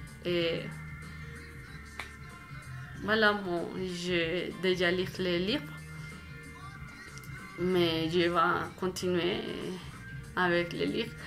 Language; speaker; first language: French; non-native, fluent; Spanish